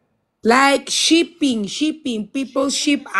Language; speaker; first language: English; non-native, learner; Filipino